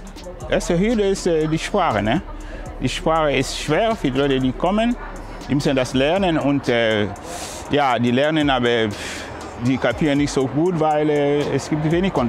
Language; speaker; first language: German; non-native, fluent; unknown